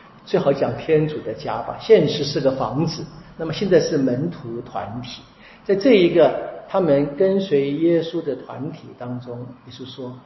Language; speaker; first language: Chinese; native; Chinese